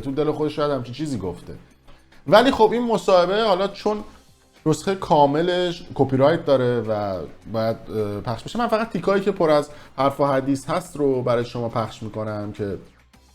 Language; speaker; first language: Persian; native; Persian